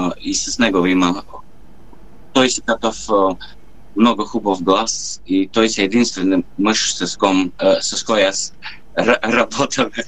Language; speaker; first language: Bulgarian; non-native, learner; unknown